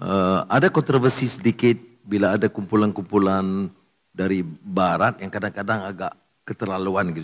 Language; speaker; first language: Malay; native; Malay